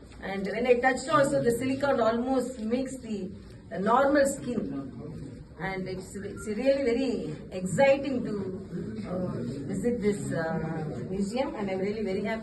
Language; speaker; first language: English; non-native, local second language; Tamil